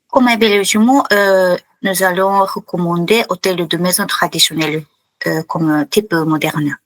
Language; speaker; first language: French; non-native, fluent; Japanese